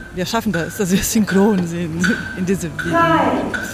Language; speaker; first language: German; non-native, fluent; Portuguese